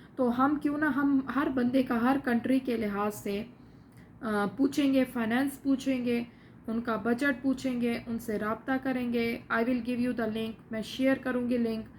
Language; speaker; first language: Urdu; non-native, local second language; Saraiki